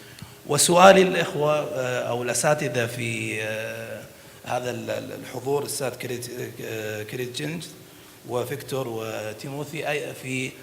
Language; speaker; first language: Arabic; native; Arabic